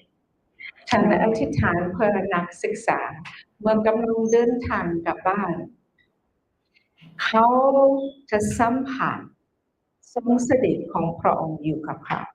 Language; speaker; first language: Thai; non-native, fluent; English